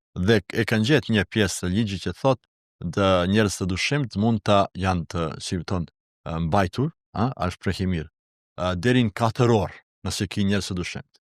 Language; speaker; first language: Albanian; non-native, local second language; Serbian